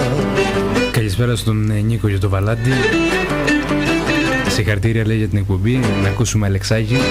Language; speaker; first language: Greek; native; Greek